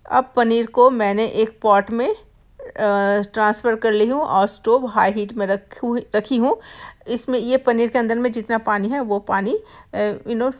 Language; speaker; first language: Hindi; non-native, local second language; Bangla